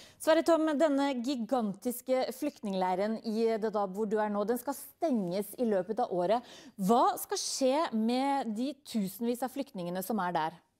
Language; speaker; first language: Norwegian; native; Norwegian